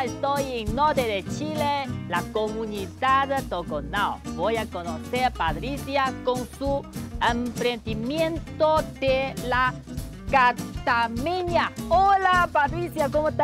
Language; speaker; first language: Spanish; non-native, learner; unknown